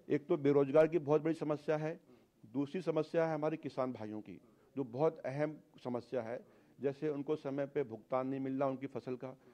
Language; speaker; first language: Hindi; native; Hindi